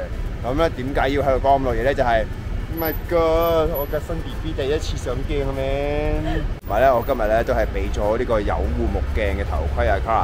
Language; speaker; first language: Cantonese; native; Cantonese